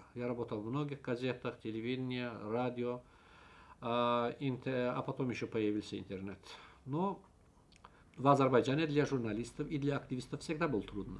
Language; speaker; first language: Russian; non-native, local second language; Azerbaijani